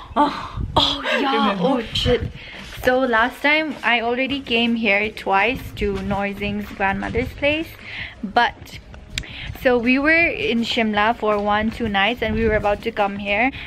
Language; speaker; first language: English; non-native, local second language; Tangkhul Naga (India)